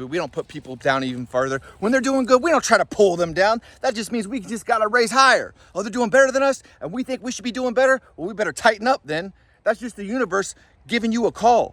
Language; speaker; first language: English; native; English